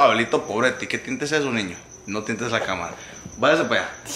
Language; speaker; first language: Spanish; early bilingual, heritage; Spanish